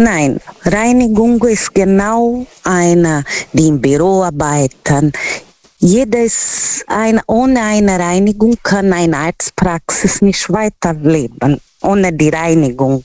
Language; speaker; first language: German; non-native, learner; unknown